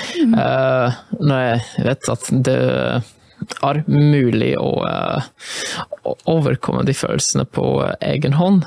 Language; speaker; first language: Norwegian; non-native, fluent; Polish